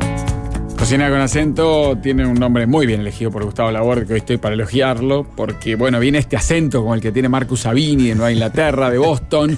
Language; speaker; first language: Spanish; native; Spanish